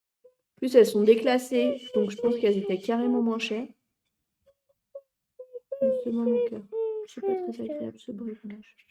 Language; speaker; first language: French; native; French